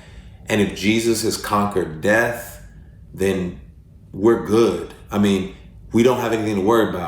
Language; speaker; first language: English; native; English